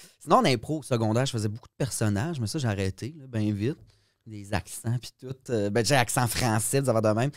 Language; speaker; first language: French; native; French